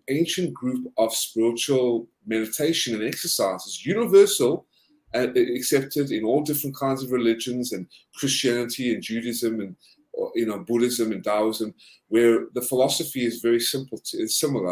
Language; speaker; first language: English; native; English